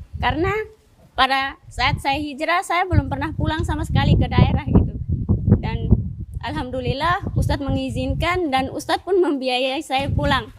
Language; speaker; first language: Indonesian; non-native, local second language; Tetum